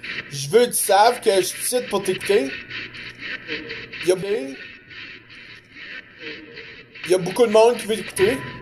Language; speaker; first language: French; early bilingual, heritage; French